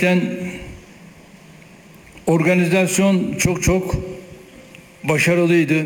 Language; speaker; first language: Turkish; native; Turkish